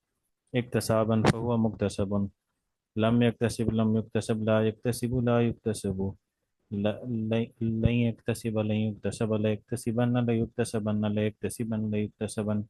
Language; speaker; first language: Arabic; non-native, learner; Urdu